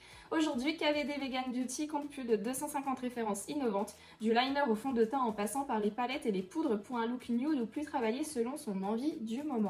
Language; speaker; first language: French; native; French